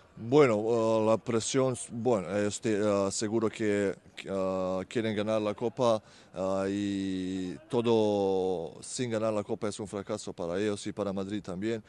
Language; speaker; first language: Spanish; non-native, fluent; Bosnian